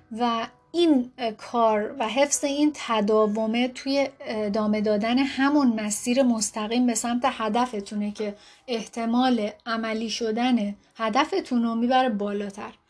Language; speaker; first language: Persian; native; Persian